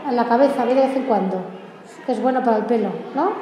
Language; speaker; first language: Spanish; native; Spanish